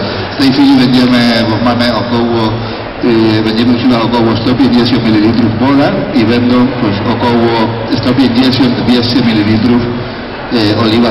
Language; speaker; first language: Polish; non-native, learner; Spanish